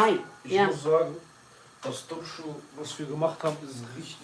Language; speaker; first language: German; early bilingual, other home language; Kurdish